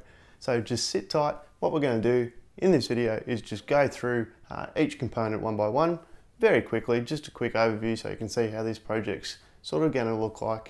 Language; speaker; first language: English; native; English